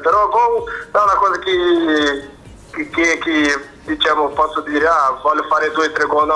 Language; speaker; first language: Italian; non-native, fluent; Portuguese